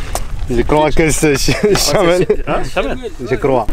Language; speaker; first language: French; non-native, fluent; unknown